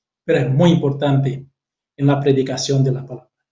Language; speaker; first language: Spanish; non-native, fluent; Portuguese